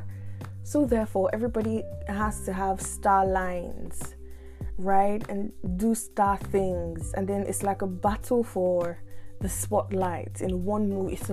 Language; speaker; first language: English; non-native, local second language; Igbo